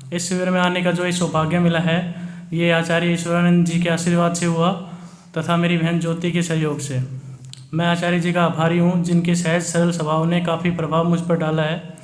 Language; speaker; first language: Hindi; native; Hindi